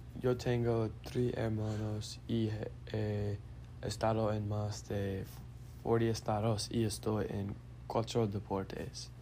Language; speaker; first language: Spanish; non-native, learner; English